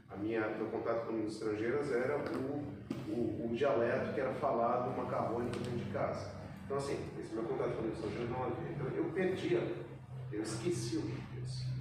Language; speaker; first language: Portuguese; native; Portuguese